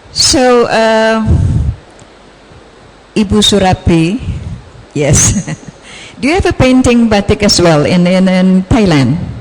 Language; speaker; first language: English; non-native, fluent; Indonesian